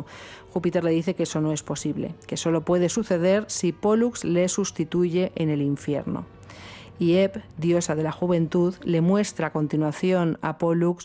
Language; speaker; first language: Spanish; native; Spanish